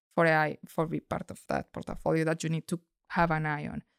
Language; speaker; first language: English; non-native, fluent; Spanish